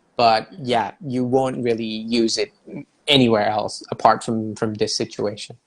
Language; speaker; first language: English; non-native, fluent; Thai